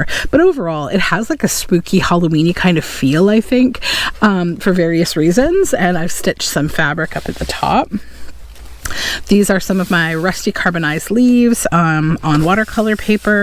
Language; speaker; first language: English; native; English